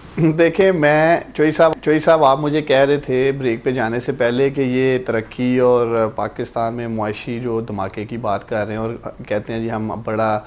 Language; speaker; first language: Urdu; non-native, local second language; Punjabi